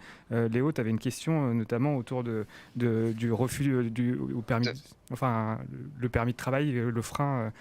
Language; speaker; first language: French; native; French